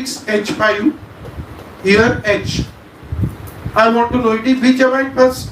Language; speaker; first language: English; non-native, local second language; Marathi